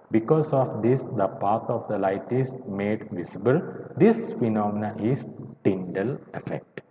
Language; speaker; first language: English; non-native, local second language; Malayalam